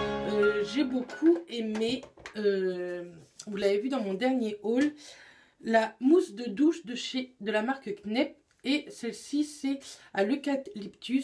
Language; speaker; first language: French; native; French